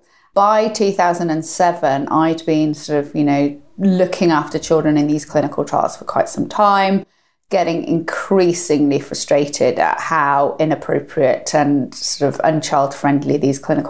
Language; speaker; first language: English; native; English